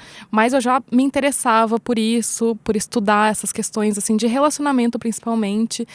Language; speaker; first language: Portuguese; native; Portuguese